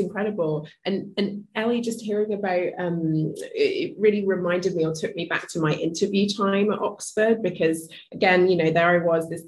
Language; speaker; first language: English; native; English